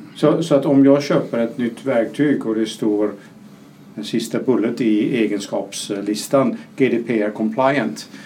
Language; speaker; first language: Swedish; non-native, fluent; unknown